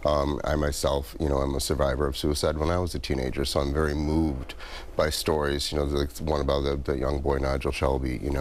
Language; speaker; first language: English; native; English